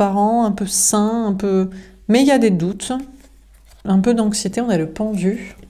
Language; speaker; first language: French; native; French